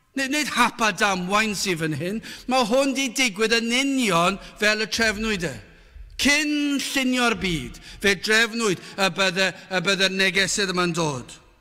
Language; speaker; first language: Welsh; native; Welsh